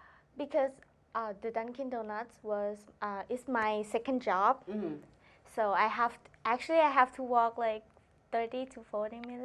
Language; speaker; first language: English; non-native, learner; Thai